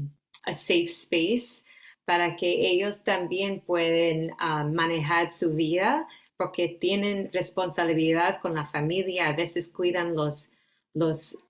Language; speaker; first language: Spanish; early bilingual, heritage; Spanish